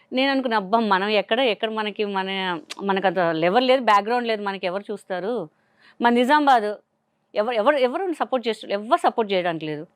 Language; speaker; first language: Telugu; non-native, local second language; Hindi